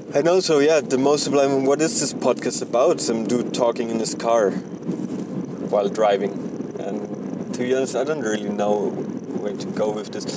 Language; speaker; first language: English; non-native, fluent; German